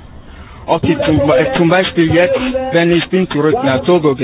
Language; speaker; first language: German; non-native, learner; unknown